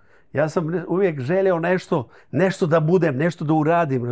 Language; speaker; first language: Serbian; early bilingual, heritage; Croatian